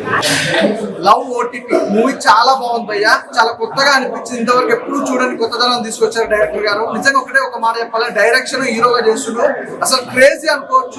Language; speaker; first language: Telugu; native; Telugu